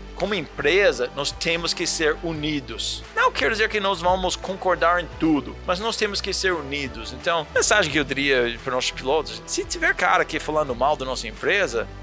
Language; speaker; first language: Portuguese; non-native, fluent; English